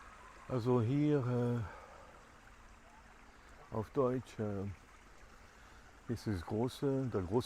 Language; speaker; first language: German; non-native, fluent; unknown